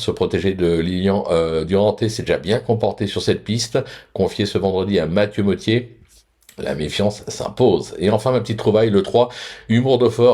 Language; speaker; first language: French; native; French